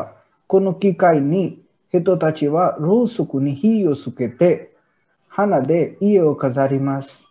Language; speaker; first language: Japanese; non-native, learner; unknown